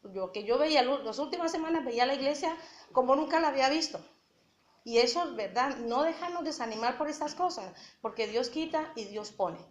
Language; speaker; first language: Spanish; native; Spanish